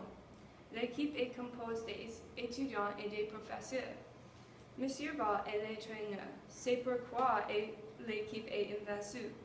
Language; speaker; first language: French; non-native, learner; English